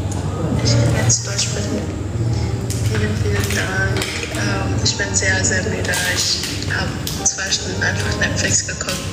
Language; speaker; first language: German; non-native, fluent; Indonesian